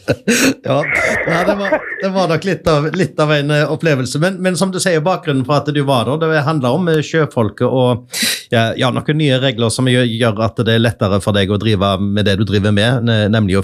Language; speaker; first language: Norwegian; native; Norwegian